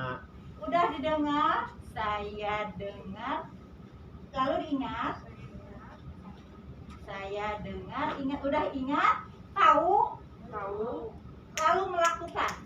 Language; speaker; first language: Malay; non-native, local second language; Sundanese